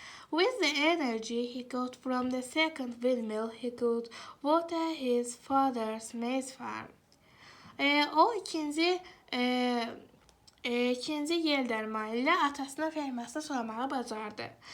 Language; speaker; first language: English; non-native, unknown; Azerbaijani